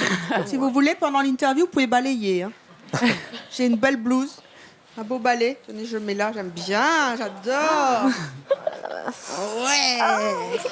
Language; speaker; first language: French; native; French